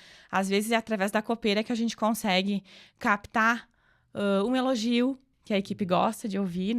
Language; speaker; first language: Portuguese; native; Portuguese